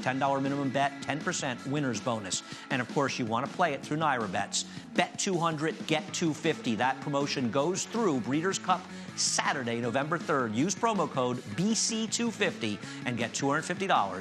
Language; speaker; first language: English; native; English